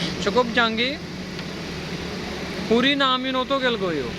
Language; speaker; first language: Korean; non-native, fluent; Urdu